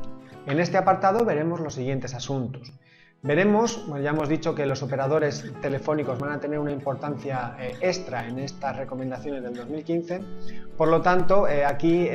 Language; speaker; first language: Spanish; native; Spanish